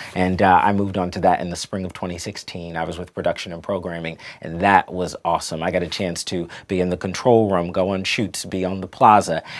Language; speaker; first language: English; native; English